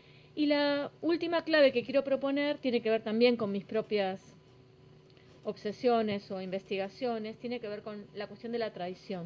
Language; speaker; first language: Spanish; native; Spanish